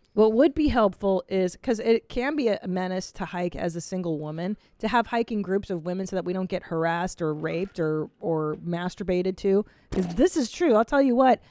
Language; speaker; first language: English; native; English